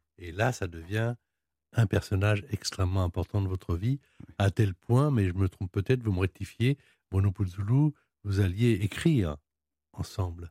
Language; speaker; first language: French; native; French